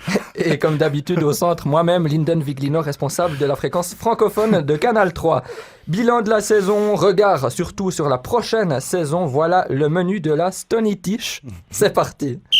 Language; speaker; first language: French; native; French